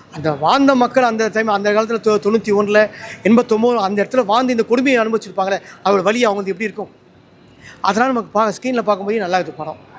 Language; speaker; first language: Tamil; native; Tamil